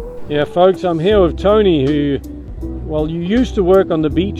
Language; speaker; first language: English; native; English